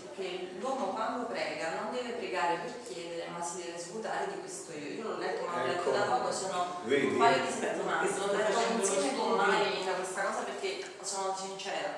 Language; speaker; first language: Italian; native; Italian